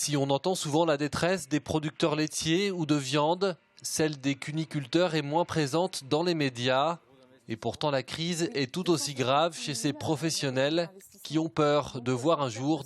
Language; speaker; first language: French; native; French